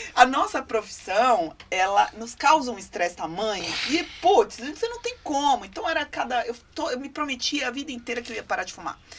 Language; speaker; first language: Portuguese; native; Portuguese